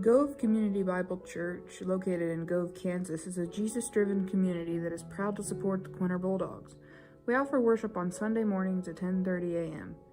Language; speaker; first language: English; native; English